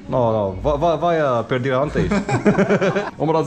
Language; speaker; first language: Portuguese; non-native, learner; Arabic